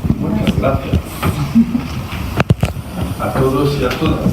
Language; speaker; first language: Spanish; non-native, fluent; French